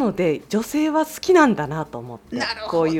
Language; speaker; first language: Japanese; native; Japanese